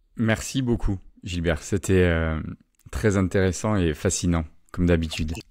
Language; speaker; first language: French; native; French